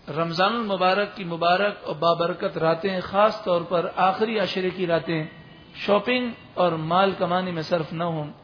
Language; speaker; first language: Urdu; native; Urdu